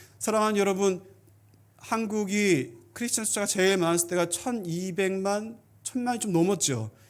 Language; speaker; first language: Korean; native; Korean